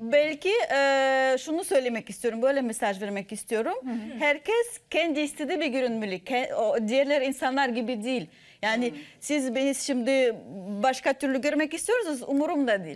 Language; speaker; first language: Turkish; non-native, fluent; Russian